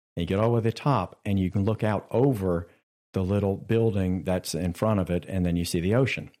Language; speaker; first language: English; native; English